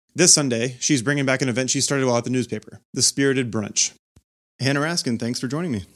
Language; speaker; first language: English; native; English